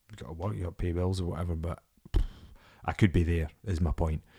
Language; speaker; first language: English; native; English